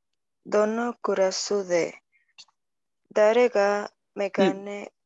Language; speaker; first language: Japanese; non-native, learner; Spanish